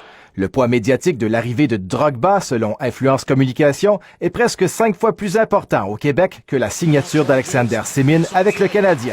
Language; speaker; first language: French; native; French